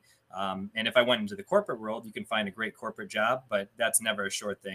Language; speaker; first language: English; native; English